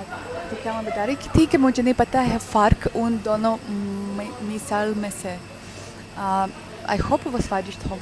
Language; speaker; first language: Hindi; non-native, learner; Russian